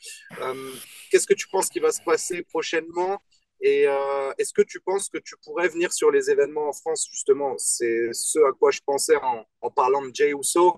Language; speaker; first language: French; native; French